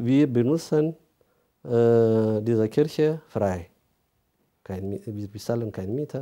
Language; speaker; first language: German; non-native, learner; Amharic